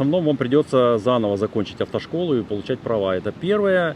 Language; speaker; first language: Russian; native; Russian